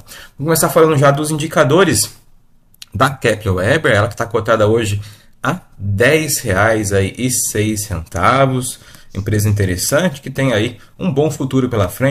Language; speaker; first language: Portuguese; native; Portuguese